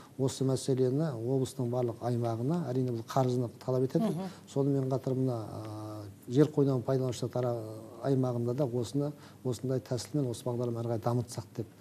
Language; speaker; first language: Kazakh; native; Kazakh